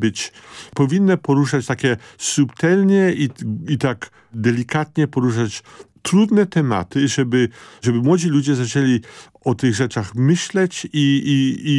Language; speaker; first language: Polish; early bilingual, heritage; Polish